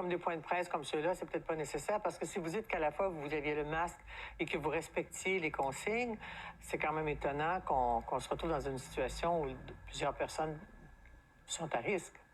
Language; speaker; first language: French; native; French